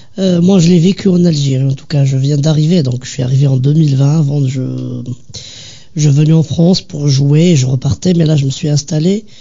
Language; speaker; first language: French; non-native, local second language; Kabyle